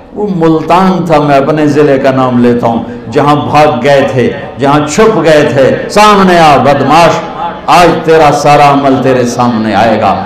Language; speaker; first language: Urdu; non-native, local second language; Punjabi